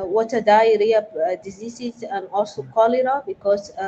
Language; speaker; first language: English; non-native, fluent; Arabic